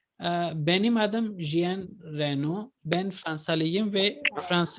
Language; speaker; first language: Turkish; non-native, fluent; Urdu